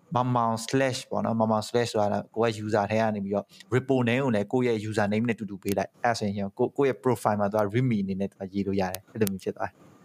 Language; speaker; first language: Burmese; native; Burmese